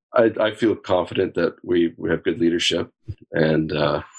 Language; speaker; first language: English; native; English